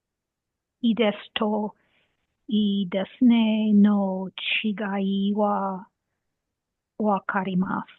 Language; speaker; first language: Japanese; non-native, learner; English